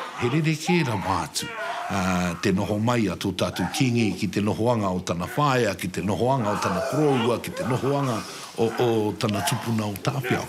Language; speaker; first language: Māori; native; Māori